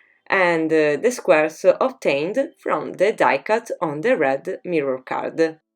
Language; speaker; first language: English; non-native, fluent; Italian